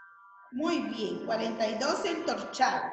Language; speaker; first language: Spanish; native; Spanish